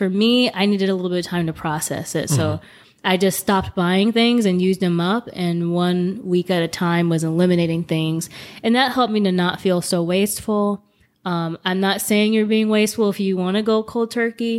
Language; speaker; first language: English; native; English